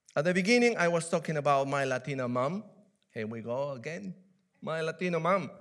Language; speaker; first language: English; non-native, fluent; Spanish